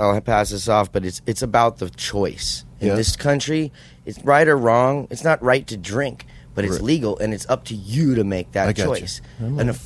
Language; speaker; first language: English; native; English